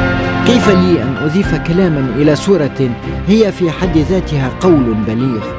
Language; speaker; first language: Arabic; native; Arabic